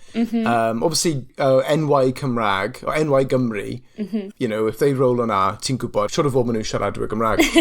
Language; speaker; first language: Welsh; non-native, local second language; English